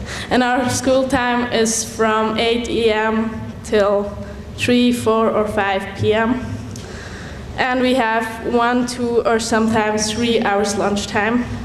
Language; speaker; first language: English; non-native, fluent; Swiss German